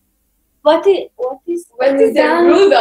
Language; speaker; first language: English; non-native, learner; Hebrew